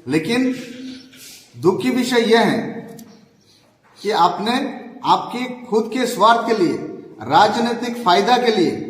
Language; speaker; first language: Hindi; non-native, local second language; Bangla